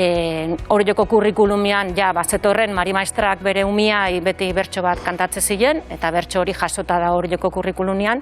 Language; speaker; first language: Basque; native; Basque